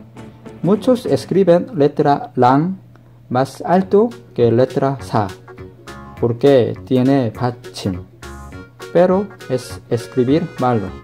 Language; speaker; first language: Spanish; non-native, learner; Korean